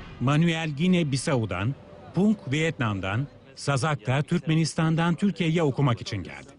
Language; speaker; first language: Turkish; native; Turkish